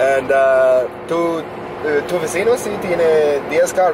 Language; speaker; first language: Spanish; non-native, learner; English